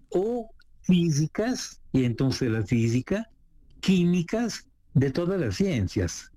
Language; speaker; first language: Spanish; non-native, fluent; Italian